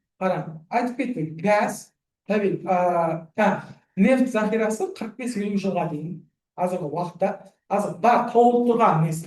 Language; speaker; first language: Uzbek; non-native, local second language; Kara-Kalpak